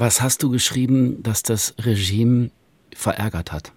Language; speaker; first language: German; native; German